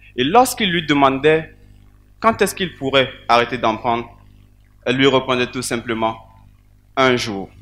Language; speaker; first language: French; non-native, local second language; Mossi